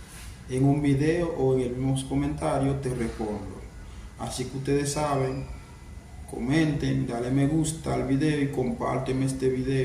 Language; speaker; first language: Spanish; non-native, fluent; Haitian Creole